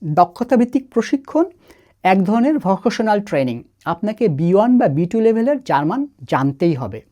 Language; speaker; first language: Bangla; native; Bangla